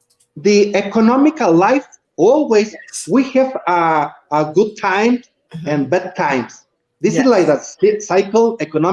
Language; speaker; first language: English; non-native, learner; Spanish